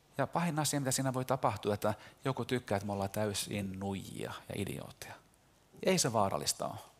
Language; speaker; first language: Finnish; early bilingual, heritage; Finnish